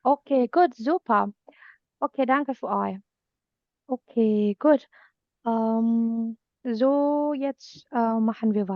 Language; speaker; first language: German; non-native, fluent; Indonesian